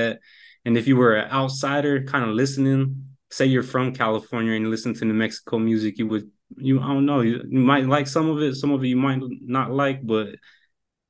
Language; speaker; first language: English; native; English